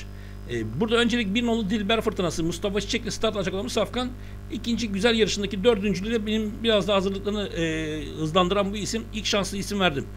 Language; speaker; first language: Turkish; native; Turkish